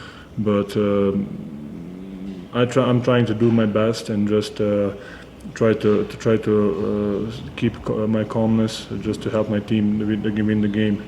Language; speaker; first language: English; non-native, fluent; Serbian